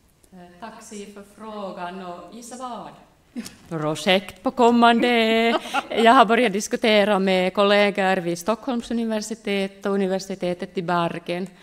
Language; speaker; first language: Swedish; non-native, local second language; Finnish